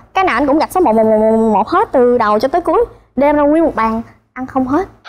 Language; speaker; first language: Vietnamese; early bilingual, other home language; English